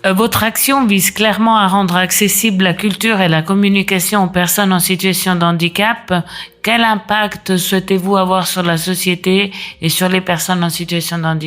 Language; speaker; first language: French; native; French